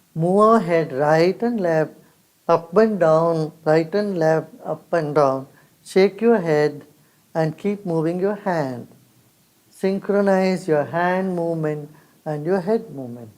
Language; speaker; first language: English; non-native, local second language; Hindi